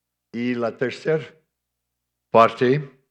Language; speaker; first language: Spanish; non-native, fluent; English